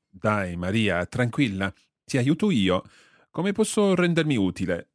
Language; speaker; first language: Italian; non-native, fluent; English